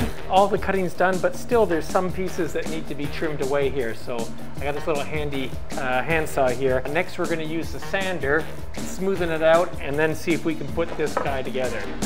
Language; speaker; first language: English; native; English